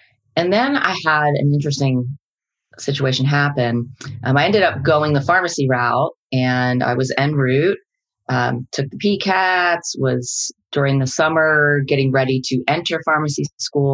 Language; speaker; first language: English; native; English